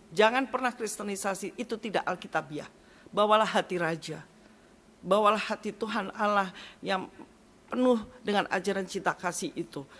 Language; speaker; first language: Indonesian; native; Indonesian